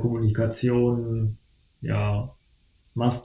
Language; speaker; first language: German; native; German